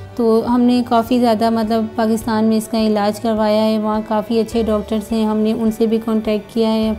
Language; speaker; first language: Hindi; native; Hindi